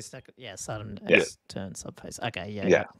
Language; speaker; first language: English; native; English